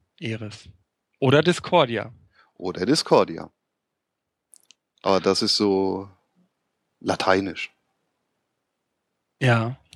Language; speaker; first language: German; native; German